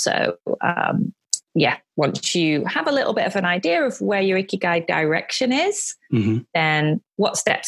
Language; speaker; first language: English; native; English